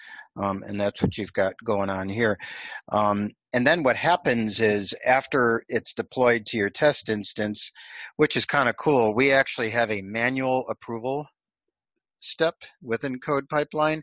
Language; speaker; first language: English; native; English